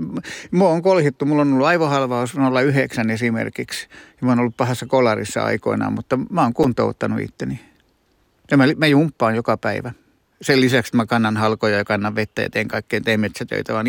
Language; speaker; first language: Finnish; native; Finnish